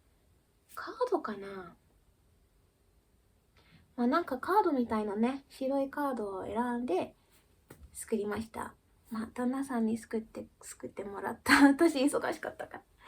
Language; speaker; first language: Japanese; early bilingual, heritage; Japanese